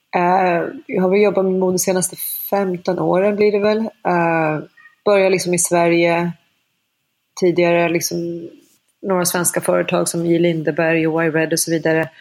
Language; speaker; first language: Swedish; early bilingual, other home language; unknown